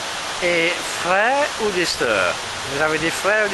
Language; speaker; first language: French; non-native, fluent; English